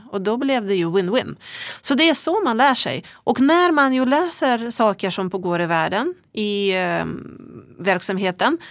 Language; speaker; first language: Swedish; non-native, fluent; Russian